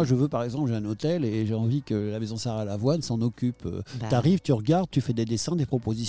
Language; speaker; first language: French; native; French